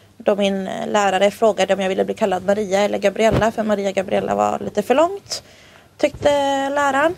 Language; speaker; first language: Swedish; early bilingual, other home language; Spanish